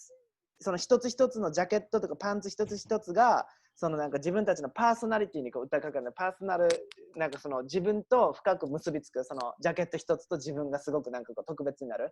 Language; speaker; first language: Japanese; native; Japanese